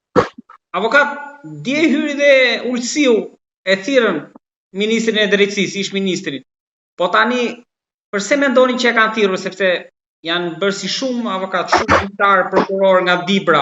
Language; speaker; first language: Albanian; native; Albanian